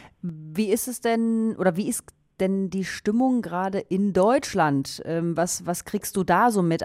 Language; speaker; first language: German; native; German